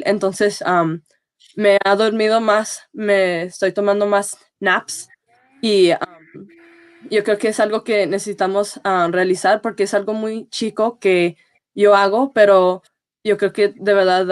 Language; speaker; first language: Spanish; early bilingual, heritage; Spanish